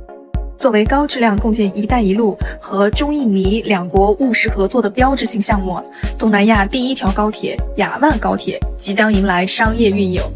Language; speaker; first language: Chinese; native; Chinese